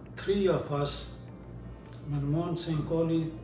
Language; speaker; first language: English; non-native, local second language; Punjabi